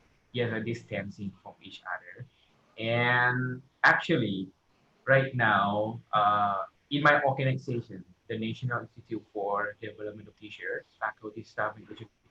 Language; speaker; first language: English; non-native, fluent; Thai